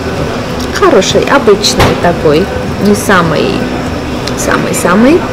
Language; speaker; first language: Russian; non-native, fluent; Armenian